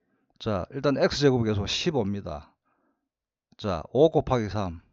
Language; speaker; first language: Korean; native; Korean